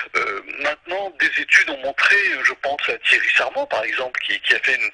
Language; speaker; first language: French; native; French